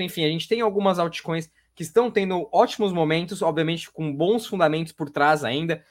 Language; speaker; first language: Portuguese; native; Portuguese